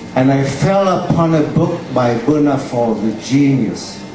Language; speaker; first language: English; non-native, fluent; Vietnamese